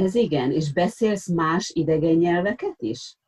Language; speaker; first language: Hungarian; non-native, fluent; Japanese